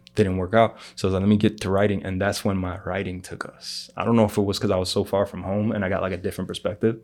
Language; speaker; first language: English; early bilingual, other home language; Greek